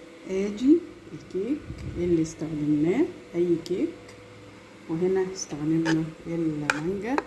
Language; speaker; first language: Arabic; native; Arabic